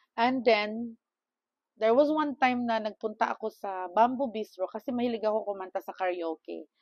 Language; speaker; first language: Filipino; non-native, local second language; Cebuano